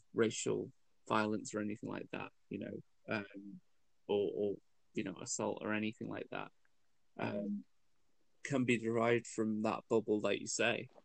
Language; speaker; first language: English; native; English